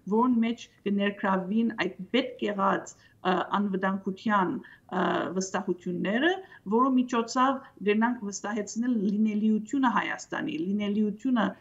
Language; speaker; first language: Armenian; early bilingual, heritage; Armenian